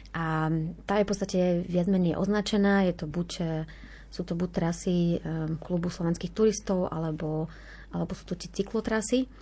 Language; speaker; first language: Slovak; native; Slovak